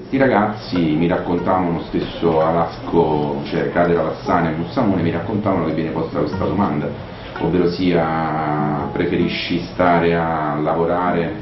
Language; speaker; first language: Italian; native; Italian